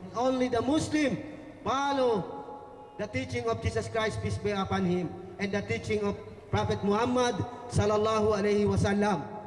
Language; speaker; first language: English; non-native, local second language; Filipino